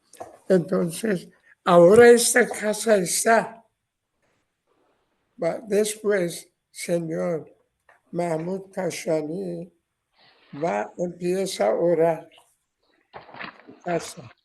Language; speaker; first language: Spanish; non-native, learner; Persian